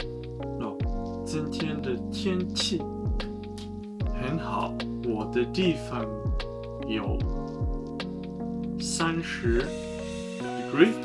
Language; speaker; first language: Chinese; non-native, learner; German